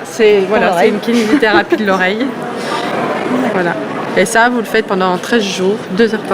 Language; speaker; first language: French; native; French